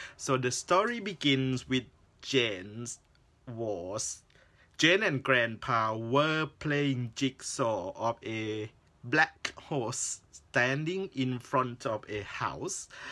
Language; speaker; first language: English; non-native, fluent; Thai